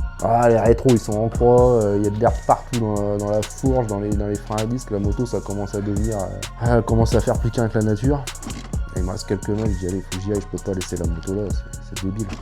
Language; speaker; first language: French; native; French